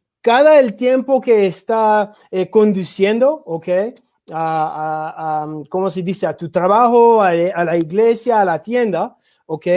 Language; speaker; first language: Spanish; non-native, learner; English